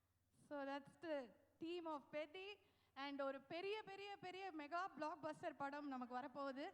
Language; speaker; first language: Tamil; native; Tamil